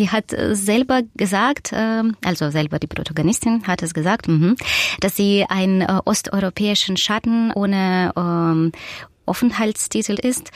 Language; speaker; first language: German; non-native, fluent; Russian